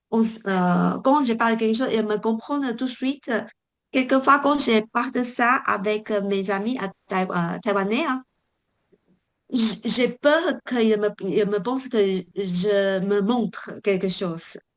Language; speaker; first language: French; non-native, learner; Chinese